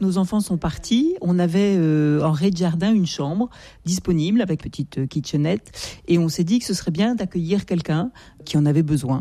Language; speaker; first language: French; native; French